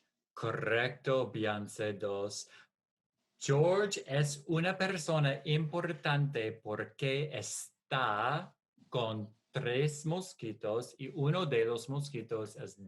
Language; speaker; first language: Spanish; non-native, fluent; English